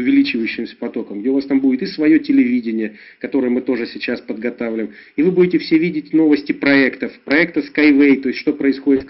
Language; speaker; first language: Russian; native; Russian